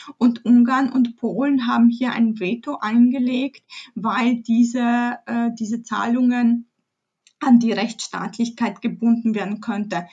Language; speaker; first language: German; early bilingual, other home language; Polish